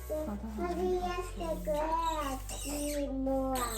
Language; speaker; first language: Danish; early bilingual, other home language; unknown